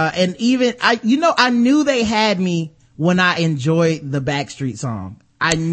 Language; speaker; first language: English; native; English